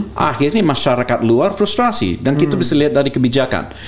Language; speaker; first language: Indonesian; non-native, fluent; English